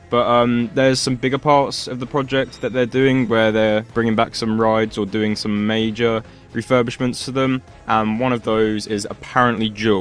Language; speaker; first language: English; native; English